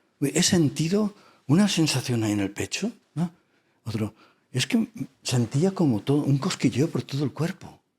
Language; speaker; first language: Spanish; non-native, local second language; Catalan